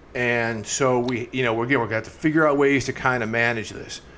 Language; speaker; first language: English; native; English